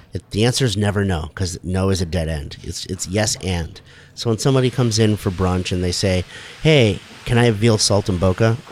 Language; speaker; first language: English; native; English